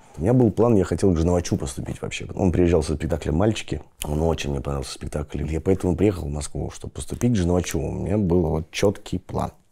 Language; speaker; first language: Russian; native; Russian